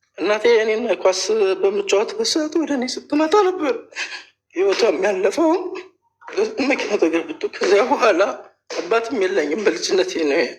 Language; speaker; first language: Amharic; native; Amharic